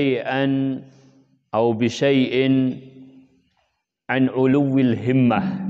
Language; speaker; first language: Arabic; non-native, fluent; Indonesian